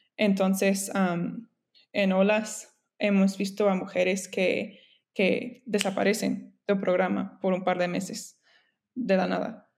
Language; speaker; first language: Spanish; non-native, fluent; English